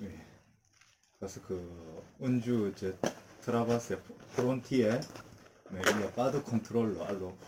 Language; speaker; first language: French; non-native, learner; Korean